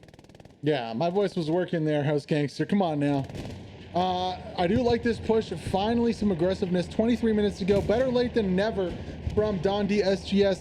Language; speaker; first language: English; native; English